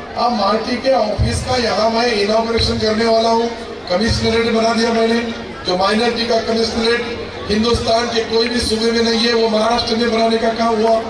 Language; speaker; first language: Hindi; non-native, local second language; Urdu